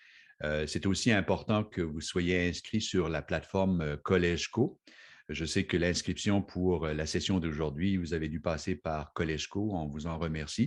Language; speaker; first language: French; native; French